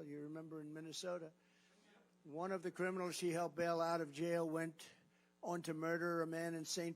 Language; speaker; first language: English; native; English